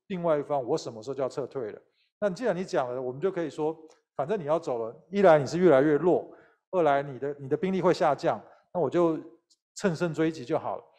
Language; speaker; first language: Chinese; native; Chinese